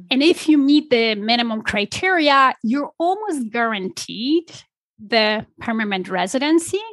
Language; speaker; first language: English; non-native, fluent; Polish